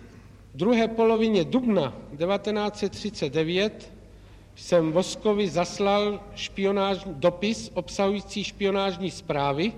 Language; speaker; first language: Czech; native; Czech